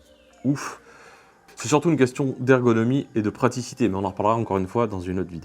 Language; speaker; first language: French; native; French